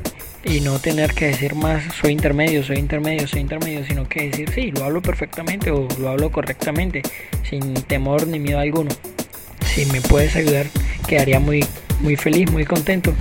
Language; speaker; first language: Spanish; native; Spanish